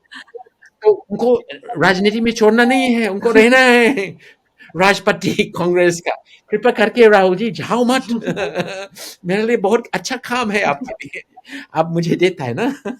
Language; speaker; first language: Hindi; non-native, fluent; English